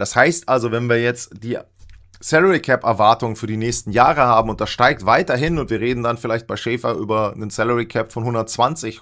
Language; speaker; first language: German; native; German